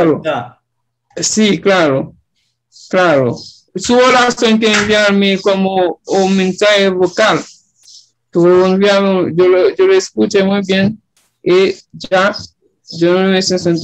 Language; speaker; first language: Spanish; non-native, learner; Haitian Creole